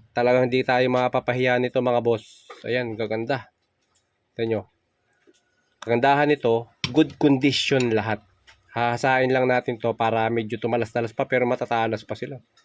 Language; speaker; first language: Filipino; native; Filipino